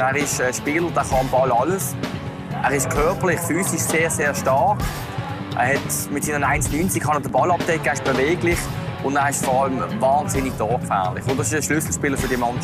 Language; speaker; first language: German; native; German